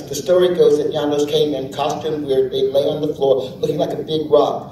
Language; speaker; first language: English; native; English